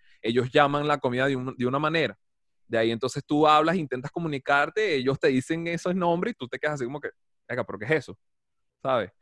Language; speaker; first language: Spanish; native; Spanish